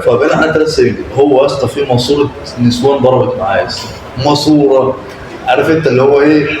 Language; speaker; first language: Arabic; native; Arabic